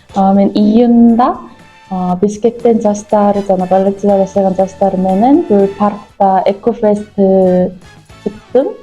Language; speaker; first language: Kyrgyz; non-native, learner; Korean